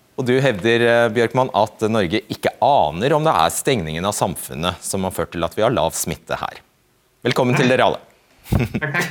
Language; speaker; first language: Norwegian; native; Norwegian